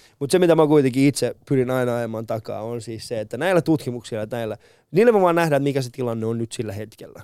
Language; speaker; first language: Finnish; early bilingual, other home language; Persian